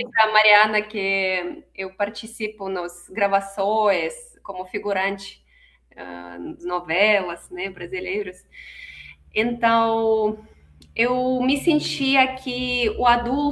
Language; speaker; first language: Portuguese; non-native, fluent; Russian